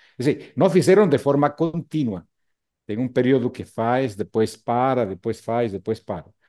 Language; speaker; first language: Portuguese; non-native, fluent; Spanish